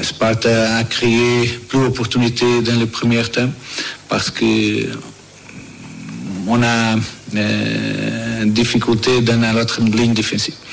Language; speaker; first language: French; non-native, learner; Portuguese